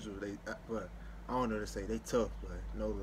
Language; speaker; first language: English; native; English